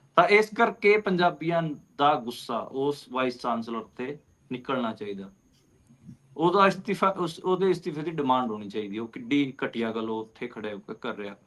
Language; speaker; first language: Punjabi; non-native, local second language; Hindi